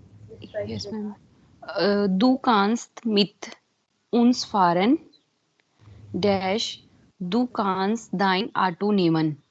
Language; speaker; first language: German; non-native, learner; Hindi